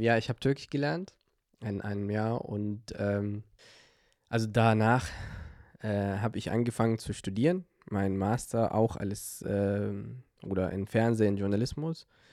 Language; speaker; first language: German; non-native, fluent; Arabic